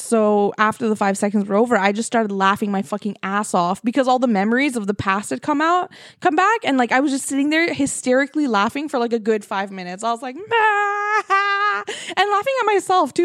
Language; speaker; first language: English; early bilingual, other home language; Persian